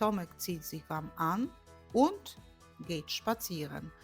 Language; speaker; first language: German; non-native, fluent; Polish